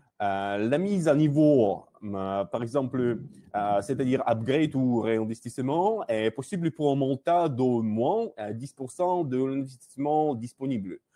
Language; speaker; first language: French; non-native, learner; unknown